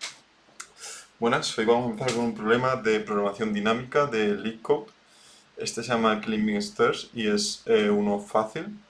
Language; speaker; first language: Spanish; native; Spanish